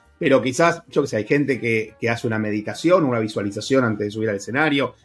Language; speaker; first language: Spanish; native; Spanish